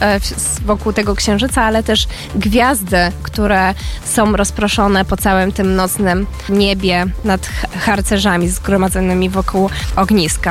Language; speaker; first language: Polish; native; Polish